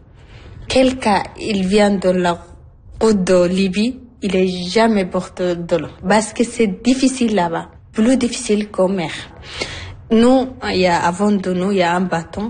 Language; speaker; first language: French; non-native, learner; Arabic